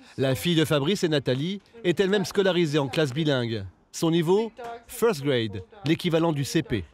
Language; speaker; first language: French; native; French